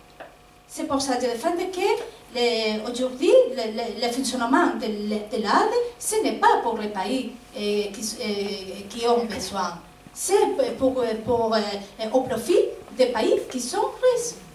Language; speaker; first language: French; non-native, fluent; Spanish